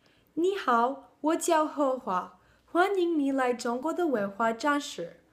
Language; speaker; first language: Chinese; non-native, learner; English